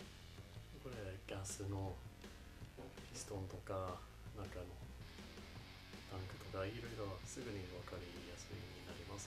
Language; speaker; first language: Japanese; non-native, learner; English